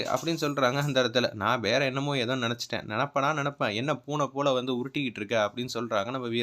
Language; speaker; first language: Tamil; native; Tamil